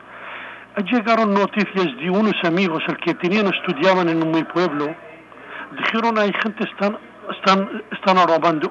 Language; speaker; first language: Spanish; non-native, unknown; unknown